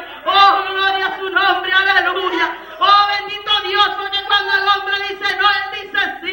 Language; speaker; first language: Spanish; native; Spanish